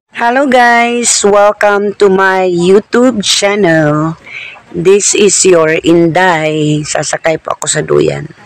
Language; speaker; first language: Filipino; non-native, local second language; Waray